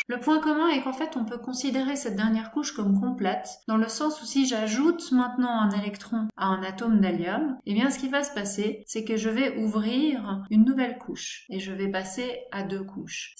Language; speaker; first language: French; native; French